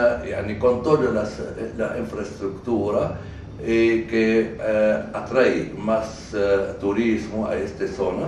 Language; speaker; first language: Spanish; non-native, fluent; Arabic